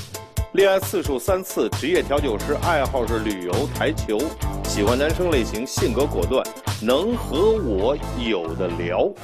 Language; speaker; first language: Chinese; native; Chinese